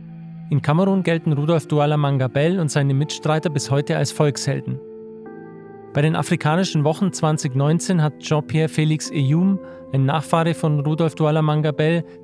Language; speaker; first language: German; native; German